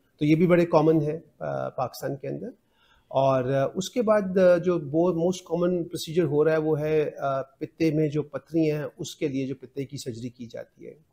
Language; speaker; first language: Urdu; non-native, local second language; Punjabi